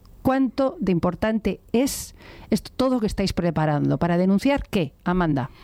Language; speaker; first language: Spanish; native; Spanish